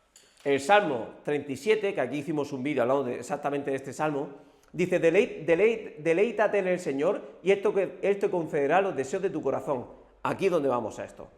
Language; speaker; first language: Spanish; native; Spanish